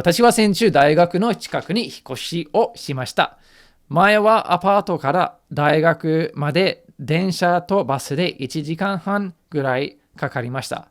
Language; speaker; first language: Japanese; non-native, fluent; English